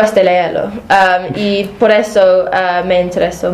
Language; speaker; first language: Spanish; non-native, fluent; English